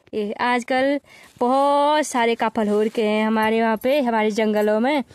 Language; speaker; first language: Hindi; non-native, local second language; Garhwali